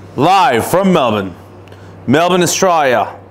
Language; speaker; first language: English; native; English